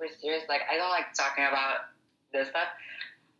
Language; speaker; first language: English; non-native, fluent; Arabic